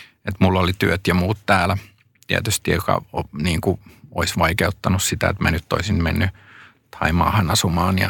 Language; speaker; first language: Finnish; native; Finnish